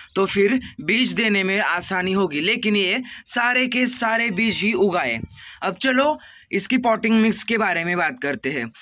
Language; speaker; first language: Hindi; non-native, local second language; Marathi